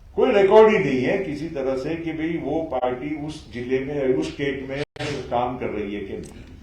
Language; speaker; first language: Hindi; non-native, local second language; Marathi